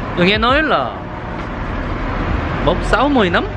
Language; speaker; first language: Vietnamese; non-native, fluent; Korean